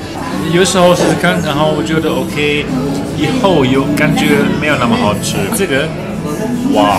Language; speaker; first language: Chinese; non-native, learner; German